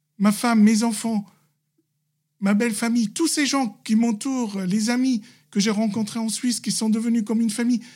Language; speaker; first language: French; non-native, local second language; Arabic